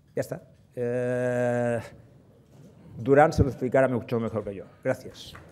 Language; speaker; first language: Spanish; non-native, local second language; Catalan